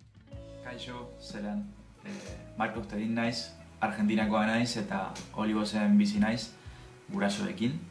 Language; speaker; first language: Basque; non-native, learner; Spanish